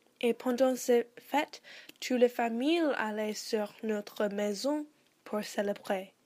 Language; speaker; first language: French; non-native, learner; English